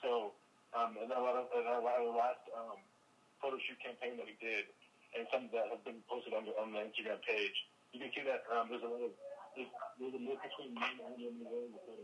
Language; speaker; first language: English; non-native, local second language; Igbo